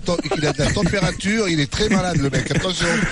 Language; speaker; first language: French; native; French